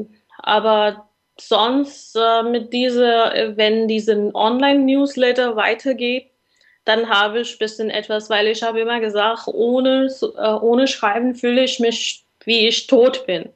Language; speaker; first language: German; non-native, learner; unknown